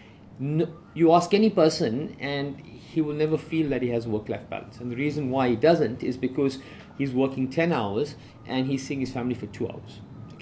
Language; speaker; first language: English; native; English